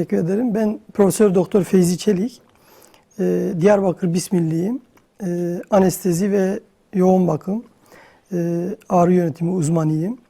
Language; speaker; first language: Turkish; non-native, local second language; Kurdish